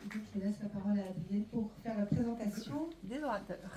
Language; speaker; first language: French; native; French